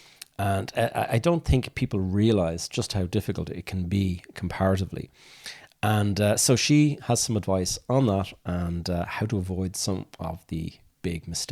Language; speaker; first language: English; native; English